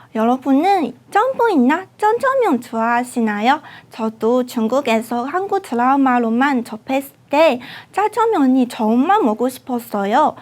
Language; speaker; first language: Korean; non-native, fluent; Chinese